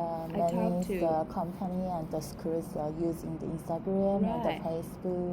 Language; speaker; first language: English; non-native, learner; Korean